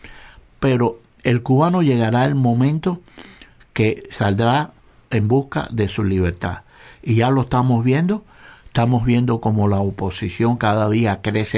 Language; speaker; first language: Spanish; native; Spanish